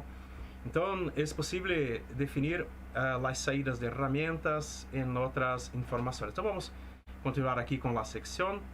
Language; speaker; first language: Spanish; non-native, fluent; Portuguese